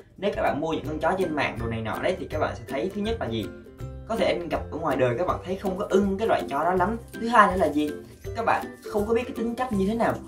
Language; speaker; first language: Vietnamese; native; Vietnamese